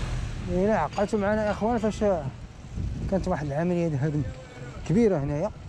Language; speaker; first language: Arabic; native; Arabic